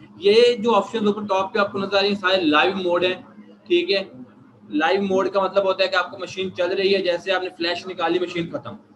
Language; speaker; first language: Urdu; native; Urdu